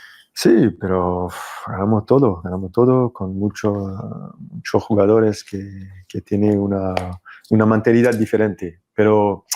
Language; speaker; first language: Spanish; non-native, fluent; French